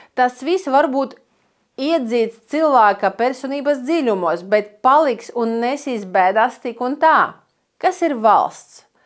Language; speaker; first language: Latvian; non-native, local second language; Russian